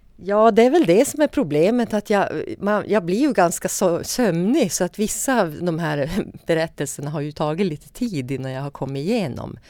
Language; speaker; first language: Swedish; native; Swedish